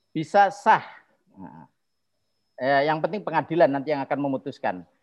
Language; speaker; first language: Indonesian; non-native, local second language; Javanese